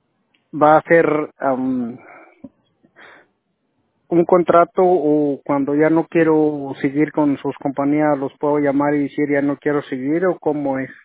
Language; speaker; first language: Spanish; native; Spanish